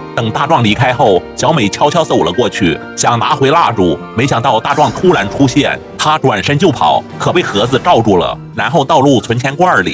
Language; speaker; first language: Chinese; native; Chinese